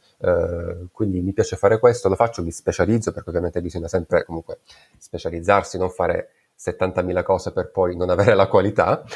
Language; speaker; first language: Italian; native; Italian